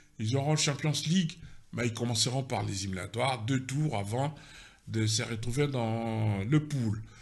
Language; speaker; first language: French; non-native, local second language; Lingala